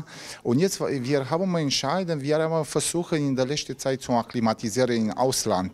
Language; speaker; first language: German; non-native, learner; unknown